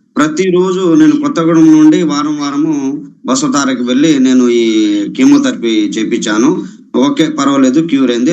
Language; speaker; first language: Telugu; non-native, local second language; Lambadi